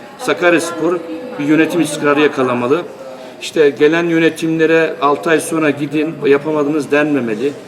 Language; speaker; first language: Turkish; native; Turkish